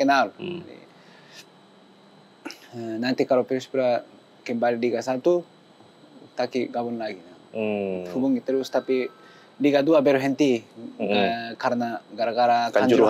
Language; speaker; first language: Indonesian; non-native, learner; Japanese